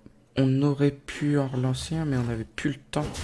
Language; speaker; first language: French; native; French